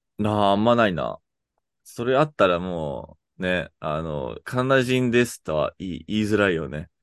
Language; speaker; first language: Japanese; non-native, fluent; English